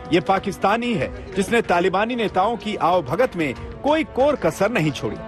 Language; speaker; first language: Hindi; native; Hindi